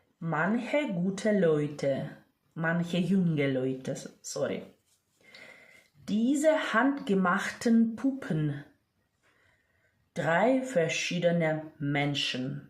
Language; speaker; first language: German; non-native, fluent; Ukrainian